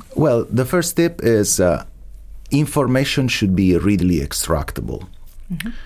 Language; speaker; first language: English; non-native, fluent; Italian